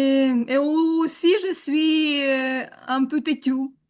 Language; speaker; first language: French; non-native, learner; Ukrainian